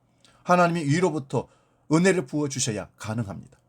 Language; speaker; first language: Korean; native; Korean